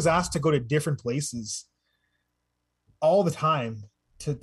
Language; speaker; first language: English; native; English